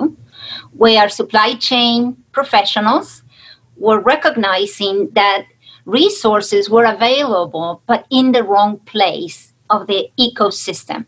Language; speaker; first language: English; non-native, fluent; Spanish